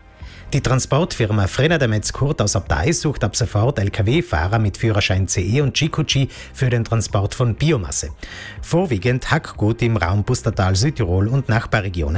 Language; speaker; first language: German; native; German